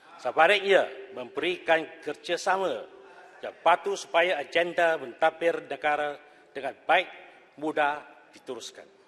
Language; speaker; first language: Malay; non-native, local second language; Chinese